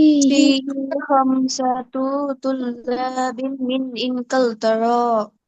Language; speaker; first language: Arabic; non-native, learner; Bangla